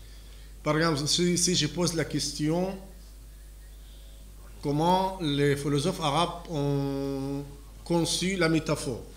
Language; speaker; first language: French; non-native, fluent; Arabic